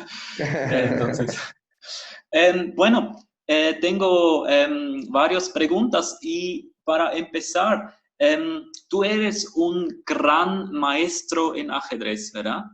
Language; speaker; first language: Spanish; non-native, fluent; German